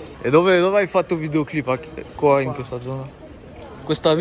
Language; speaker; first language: Italian; non-native, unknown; French